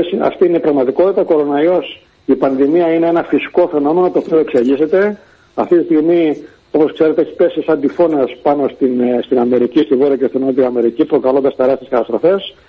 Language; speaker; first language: Greek; native; Greek